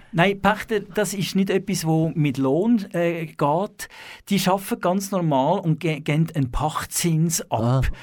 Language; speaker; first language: German; native; German